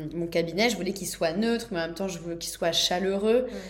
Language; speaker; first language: French; native; French